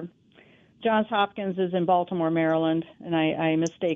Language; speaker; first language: English; native; English